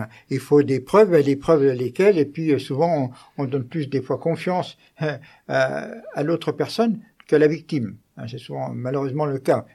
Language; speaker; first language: French; native; French